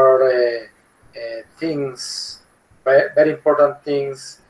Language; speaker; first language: English; non-native, learner; Spanish